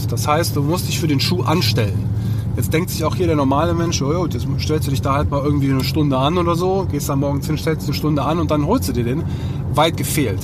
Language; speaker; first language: German; early bilingual, other home language; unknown